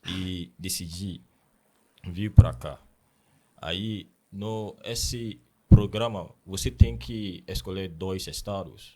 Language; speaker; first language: Portuguese; non-native, learner; Akan